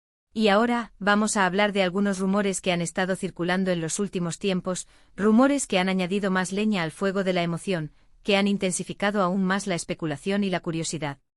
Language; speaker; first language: Spanish; native; Spanish